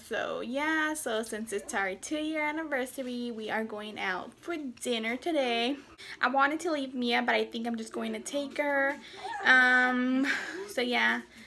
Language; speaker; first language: English; early bilingual, other home language; Spanish